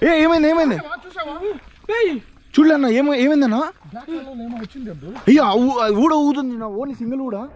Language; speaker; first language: Telugu; native; Telugu